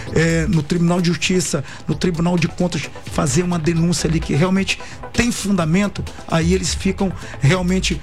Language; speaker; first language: Portuguese; native; Portuguese